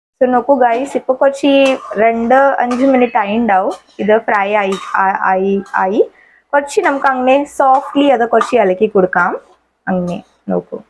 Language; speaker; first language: Malayalam; non-native, local second language; Hindi